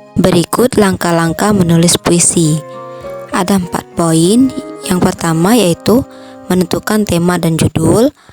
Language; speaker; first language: Indonesian; native; Indonesian